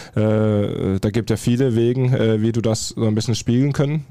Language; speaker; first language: German; non-native, fluent; Danish